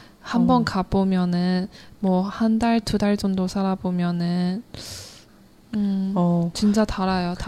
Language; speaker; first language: Korean; non-native, learner; Chinese